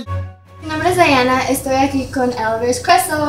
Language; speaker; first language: Spanish; non-native, learner; English